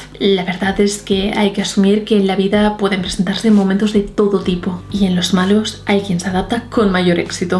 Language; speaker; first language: Spanish; native; Spanish